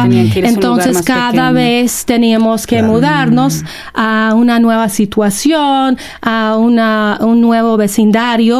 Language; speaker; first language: Spanish; non-native, fluent; English